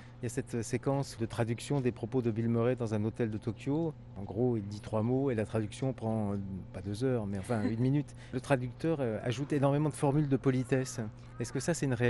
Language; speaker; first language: French; native; French